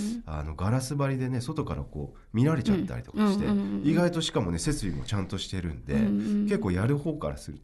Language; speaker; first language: Japanese; native; Japanese